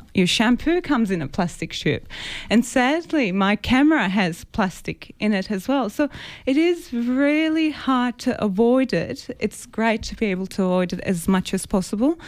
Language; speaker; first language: English; non-native, fluent; Greek